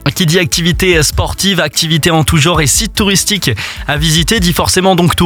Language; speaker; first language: French; native; French